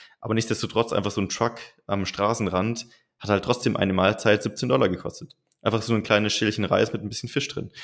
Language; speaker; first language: German; native; German